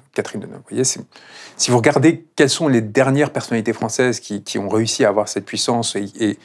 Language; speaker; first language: French; non-native, fluent; Spanish